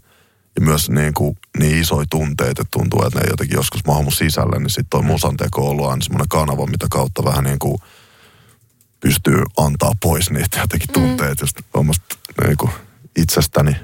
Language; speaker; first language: Finnish; native; Finnish